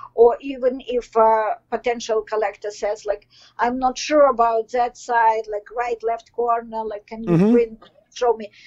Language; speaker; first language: English; non-native, fluent; Russian